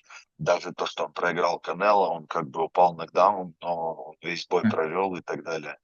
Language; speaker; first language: Russian; native; Russian